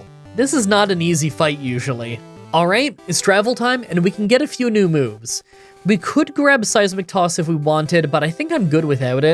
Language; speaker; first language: English; native; English